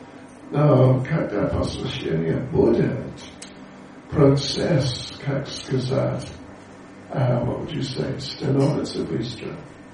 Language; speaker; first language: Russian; non-native, learner; English